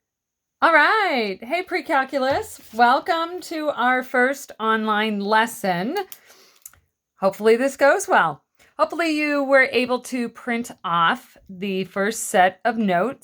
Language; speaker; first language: English; native; English